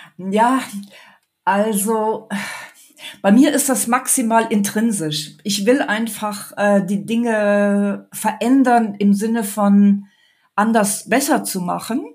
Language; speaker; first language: German; native; German